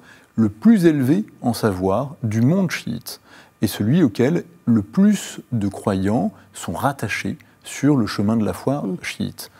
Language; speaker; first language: French; native; French